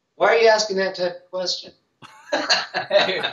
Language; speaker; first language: English; native; English